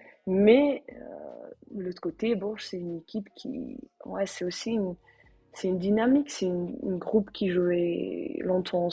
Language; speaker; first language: French; non-native, learner; Dutch